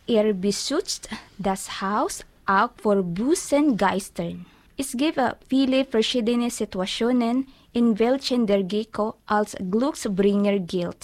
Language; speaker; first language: German; non-native, learner; Filipino